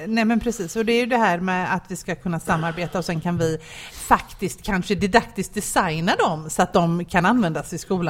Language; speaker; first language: Swedish; native; Swedish